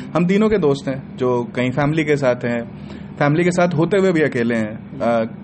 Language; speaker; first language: Hindi; native; Hindi